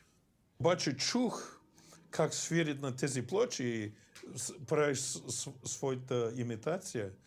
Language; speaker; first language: Bulgarian; non-native, fluent; English